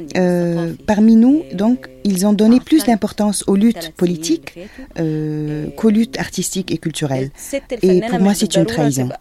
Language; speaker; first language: French; non-native, fluent; Arabic